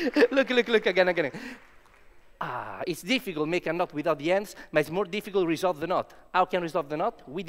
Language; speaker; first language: English; non-native, learner; Italian